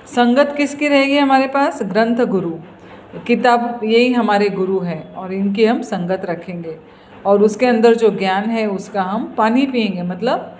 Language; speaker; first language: Hindi; non-native, local second language; Marathi